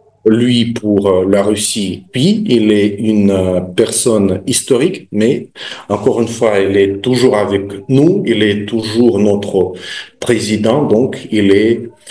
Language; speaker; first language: French; non-native, fluent; Russian